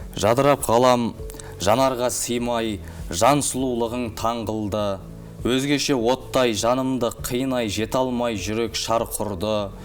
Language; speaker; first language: Kazakh; native; Kazakh